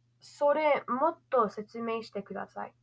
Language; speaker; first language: Japanese; non-native, learner; English